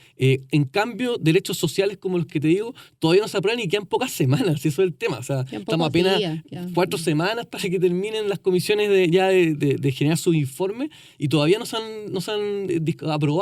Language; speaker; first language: Spanish; native; Spanish